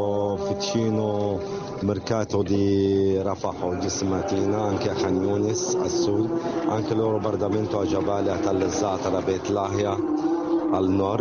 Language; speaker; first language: Italian; non-native, learner; Arabic